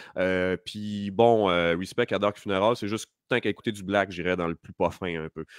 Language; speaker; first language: French; native; French